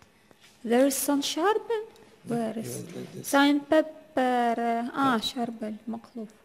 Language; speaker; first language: English; non-native, learner; Russian